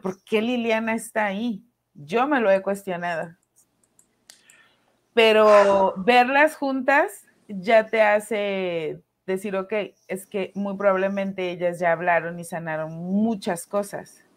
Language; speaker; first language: Spanish; native; Spanish